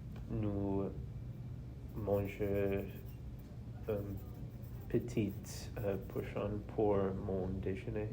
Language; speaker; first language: French; non-native, learner; English